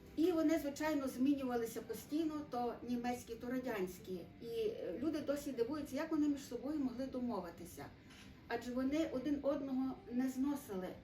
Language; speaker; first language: Ukrainian; native; Ukrainian